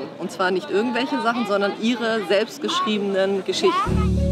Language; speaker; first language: German; native; German